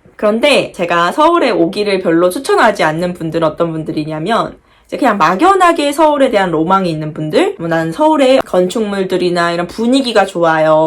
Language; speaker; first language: Korean; native; Korean